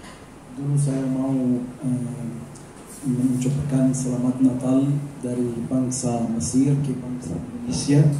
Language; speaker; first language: Indonesian; non-native, local second language; Arabic